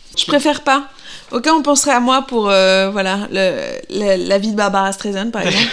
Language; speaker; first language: French; native; French